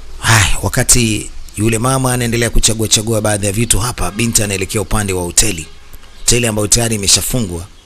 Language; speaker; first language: Swahili; native; Swahili